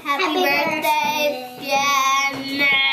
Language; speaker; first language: English; native; English